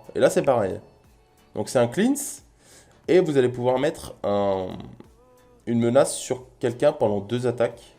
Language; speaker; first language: French; native; French